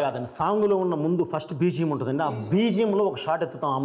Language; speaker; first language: Telugu; native; Telugu